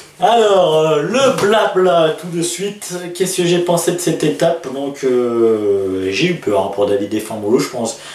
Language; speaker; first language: French; native; French